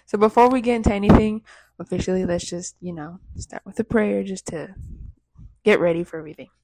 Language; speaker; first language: English; early bilingual, other home language; Spanish